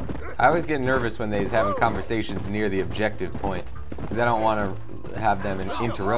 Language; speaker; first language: English; native; English